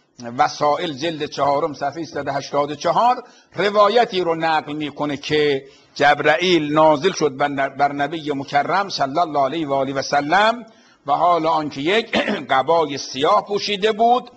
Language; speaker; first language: Persian; native; Persian